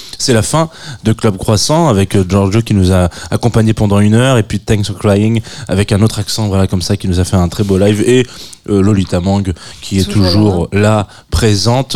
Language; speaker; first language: French; native; French